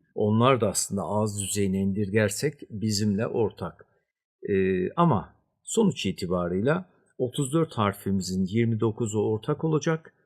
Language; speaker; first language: Turkish; native; Turkish